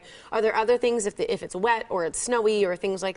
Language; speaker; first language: English; native; English